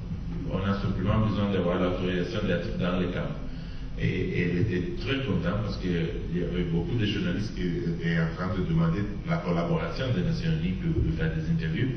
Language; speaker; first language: French; non-native, fluent; Italian